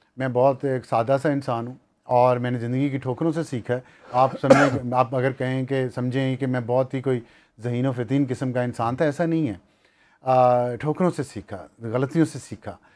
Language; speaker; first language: Urdu; non-native, local second language; Punjabi